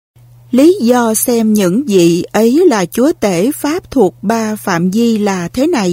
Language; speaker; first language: Vietnamese; native; Vietnamese